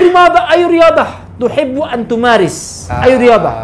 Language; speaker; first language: Arabic; non-native, fluent; Indonesian